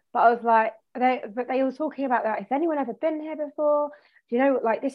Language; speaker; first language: English; native; English